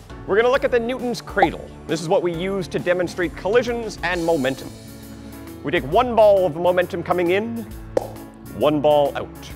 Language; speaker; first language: English; native; English